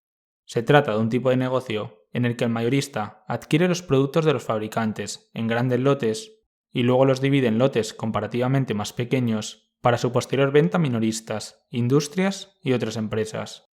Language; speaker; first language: Spanish; native; Spanish